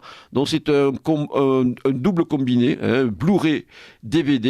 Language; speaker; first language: French; native; French